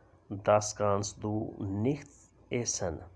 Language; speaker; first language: German; non-native, learner; Urdu